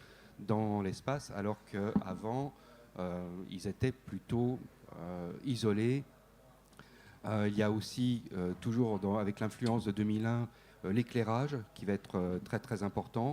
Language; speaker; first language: French; native; French